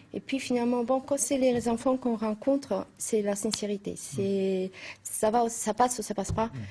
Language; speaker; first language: French; non-native, fluent; Italian